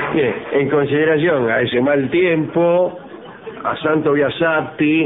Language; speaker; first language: Spanish; native; Spanish